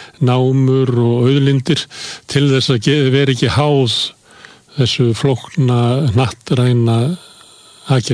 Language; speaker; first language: Icelandic; native; Icelandic